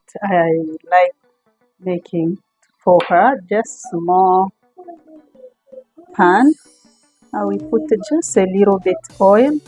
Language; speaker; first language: English; non-native, fluent; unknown